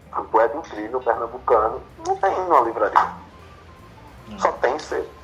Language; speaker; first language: Portuguese; native; Portuguese